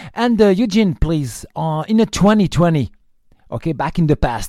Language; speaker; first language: English; non-native, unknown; French